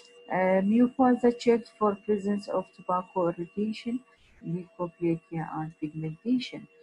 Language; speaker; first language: English; non-native, fluent; Arabic